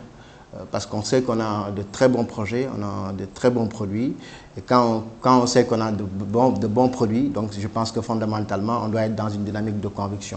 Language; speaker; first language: French; non-native, local second language; Wolof